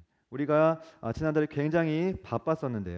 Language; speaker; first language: Korean; native; Korean